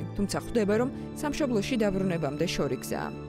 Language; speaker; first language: Georgian; native; Georgian